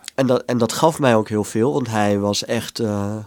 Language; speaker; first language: Dutch; native; Dutch